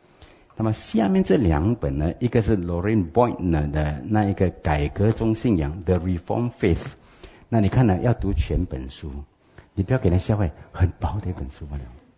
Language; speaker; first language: Chinese; native; Chinese